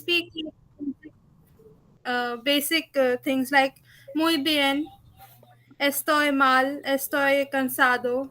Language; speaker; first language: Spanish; non-native, learner; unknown